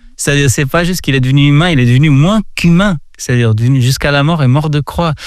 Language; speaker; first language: French; non-native, fluent; Portuguese